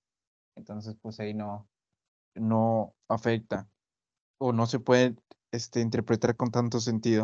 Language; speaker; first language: Spanish; native; Spanish